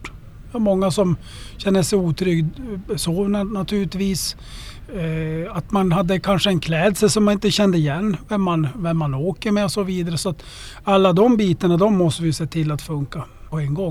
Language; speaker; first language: Swedish; native; Swedish